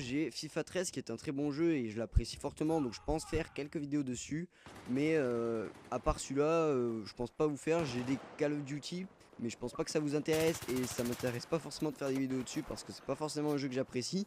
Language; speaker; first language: French; native; French